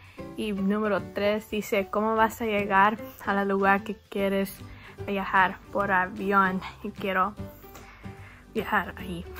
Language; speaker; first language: Spanish; non-native, learner; English